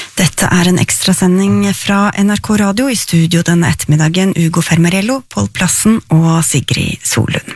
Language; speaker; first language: Norwegian; native; Norwegian